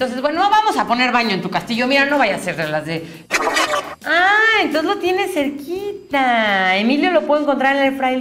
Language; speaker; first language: Spanish; native; Spanish